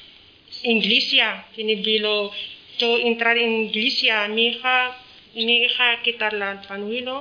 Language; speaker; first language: Spanish; non-native, learner; Arabic